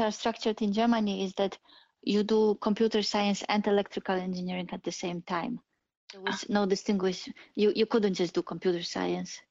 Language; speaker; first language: English; non-native, fluent; Polish